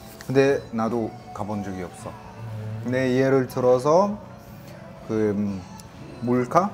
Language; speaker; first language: Korean; non-native, learner; Russian